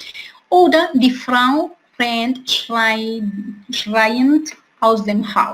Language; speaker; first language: German; non-native, fluent; Spanish